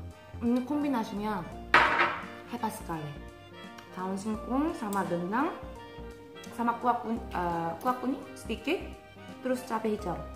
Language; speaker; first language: Indonesian; non-native, fluent; Korean